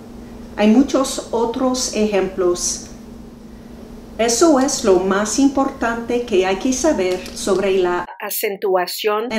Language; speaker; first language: Spanish; non-native, fluent; English